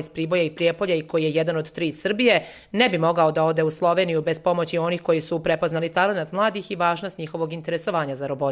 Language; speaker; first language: Bosnian; native; Bosnian